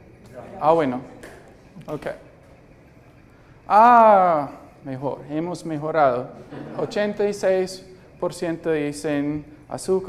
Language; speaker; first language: Spanish; non-native, fluent; English